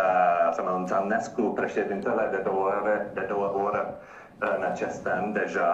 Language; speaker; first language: Romanian; non-native, learner; English